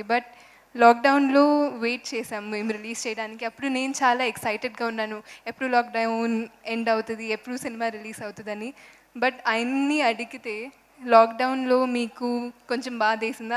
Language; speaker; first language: Telugu; non-native, fluent; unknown